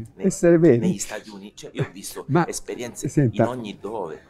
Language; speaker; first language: Italian; native; Italian